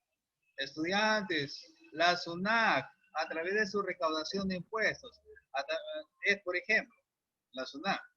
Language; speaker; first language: Spanish; native; Spanish